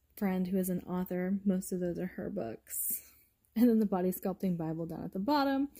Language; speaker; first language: English; native; English